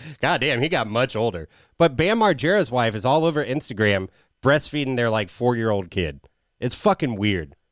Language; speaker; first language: English; native; English